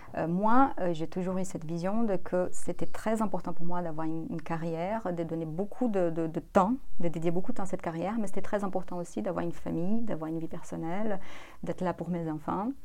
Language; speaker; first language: French; non-native, fluent; Portuguese